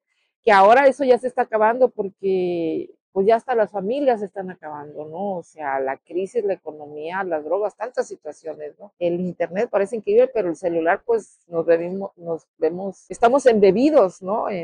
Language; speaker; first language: Spanish; native; Spanish